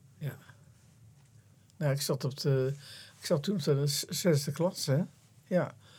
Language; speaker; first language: Dutch; native; Dutch